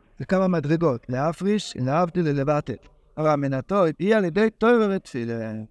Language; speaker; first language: Hebrew; non-native, fluent; English